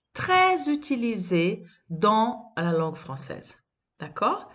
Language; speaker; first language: French; non-native, fluent; Portuguese